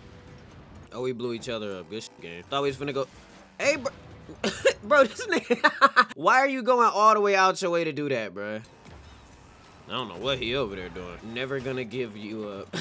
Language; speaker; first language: English; native; English